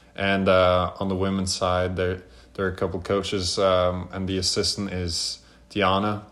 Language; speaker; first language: English; non-native, fluent; Norwegian